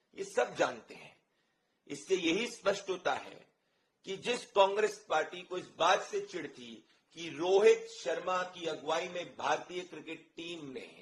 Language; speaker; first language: Hindi; native; Hindi